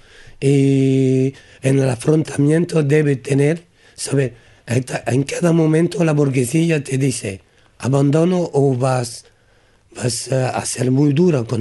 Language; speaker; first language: Spanish; non-native, learner; French